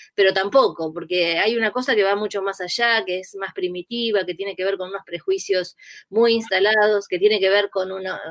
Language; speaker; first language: Spanish; native; Spanish